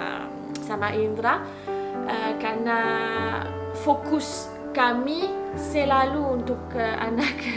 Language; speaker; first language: Indonesian; non-native, learner; English